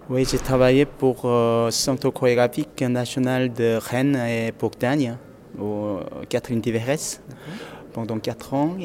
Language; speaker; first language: French; non-native, fluent; Korean